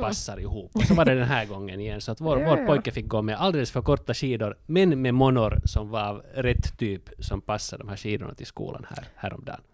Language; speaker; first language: Swedish; native; Swedish